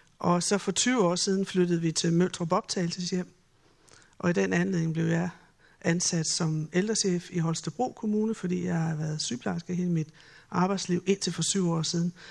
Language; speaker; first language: Danish; native; Danish